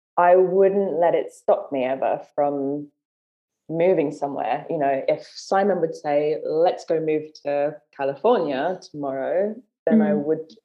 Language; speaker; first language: English; native; English